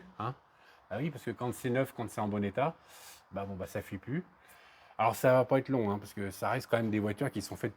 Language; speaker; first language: French; native; French